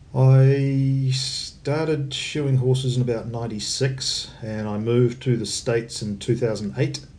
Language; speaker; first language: English; native; English